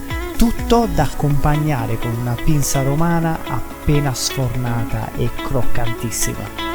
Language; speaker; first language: Italian; native; Italian